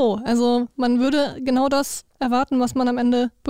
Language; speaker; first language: German; native; German